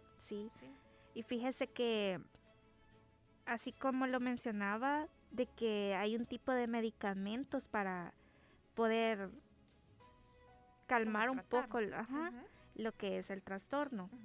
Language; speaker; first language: Spanish; native; Spanish